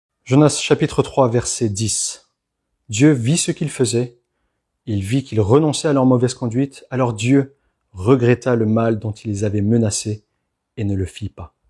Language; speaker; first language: French; native; French